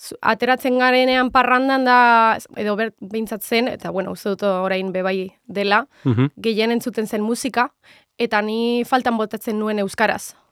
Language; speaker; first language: Basque; non-native, local second language; Spanish